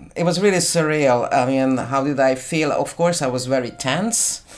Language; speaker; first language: English; non-native, fluent; Hungarian